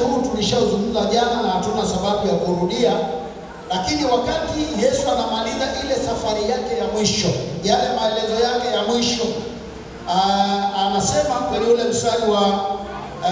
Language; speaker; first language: Swahili; native; Swahili